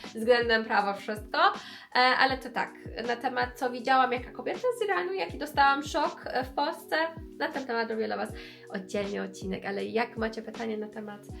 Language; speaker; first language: Polish; non-native, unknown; Persian